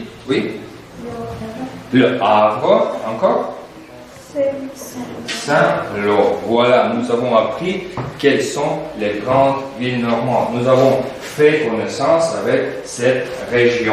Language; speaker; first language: French; non-native, fluent; Russian